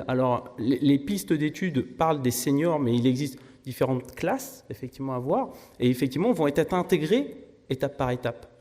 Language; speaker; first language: French; native; French